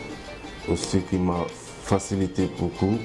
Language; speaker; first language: French; non-native, local second language; Arabic